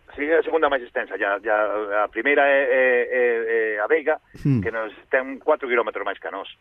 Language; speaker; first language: Galician; native; Galician